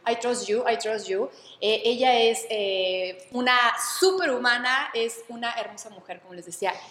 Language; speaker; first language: Spanish; native; Spanish